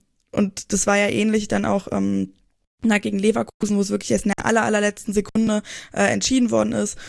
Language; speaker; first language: German; native; German